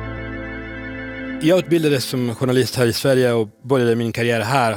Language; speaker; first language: Swedish; non-native, fluent; Italian